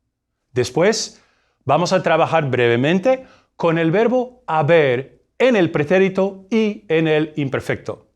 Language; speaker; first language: Spanish; non-native, fluent; English